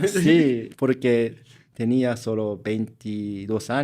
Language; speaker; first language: Spanish; non-native, learner; Japanese